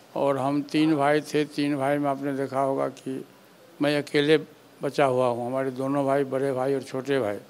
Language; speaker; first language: Hindi; native; Hindi